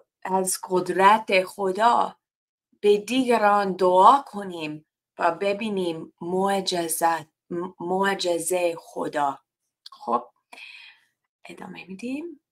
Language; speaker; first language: Persian; non-native, learner; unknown